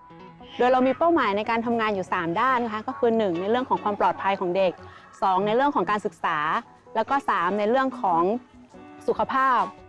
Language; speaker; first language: Thai; native; Thai